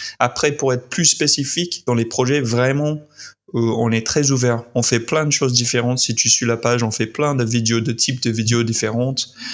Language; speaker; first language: French; non-native, fluent; English